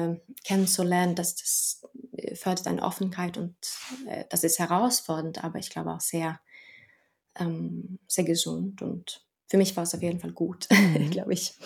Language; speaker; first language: German; non-native, fluent; Norwegian